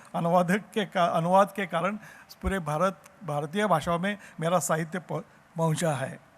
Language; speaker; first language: Hindi; non-native, local second language; Marathi